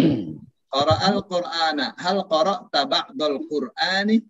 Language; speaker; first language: Arabic; non-native, fluent; Indonesian